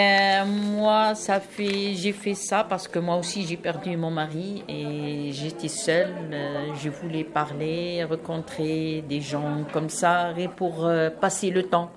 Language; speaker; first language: French; non-native, fluent; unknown